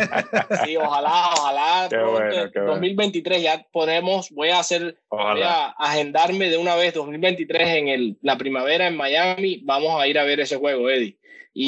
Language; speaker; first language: Spanish; native; Spanish